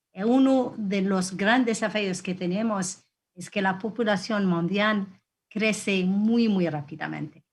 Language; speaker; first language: Spanish; non-native, fluent; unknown